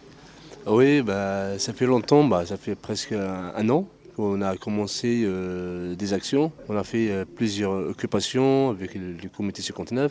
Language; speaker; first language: French; non-native, local second language; Arabic